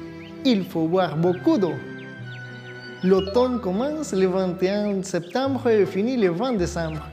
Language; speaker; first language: French; non-native, fluent; Spanish